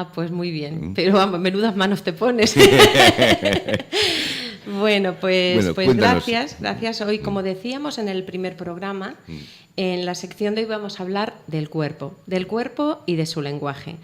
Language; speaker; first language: Spanish; native; Spanish